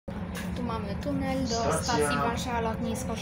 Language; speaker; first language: Polish; native; Polish